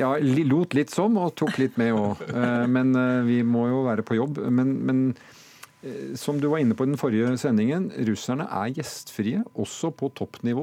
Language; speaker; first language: Norwegian; native; Norwegian